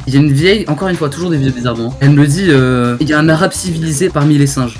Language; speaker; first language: French; native; French